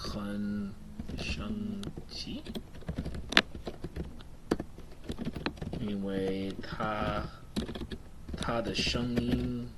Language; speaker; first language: Chinese; non-native, learner; English